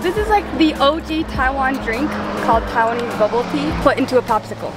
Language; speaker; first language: English; native; English